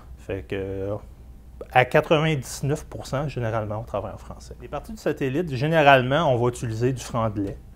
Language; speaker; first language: French; native; French